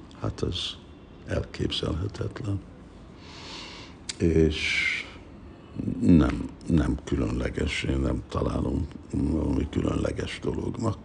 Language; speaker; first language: Hungarian; early bilingual, heritage; Hungarian